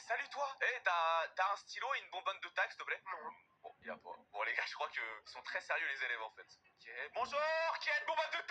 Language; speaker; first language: French; native; French